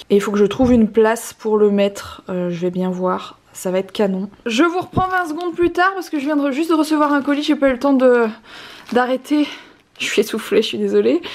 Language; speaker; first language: French; native; French